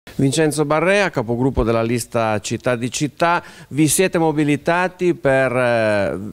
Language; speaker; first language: Italian; native; Italian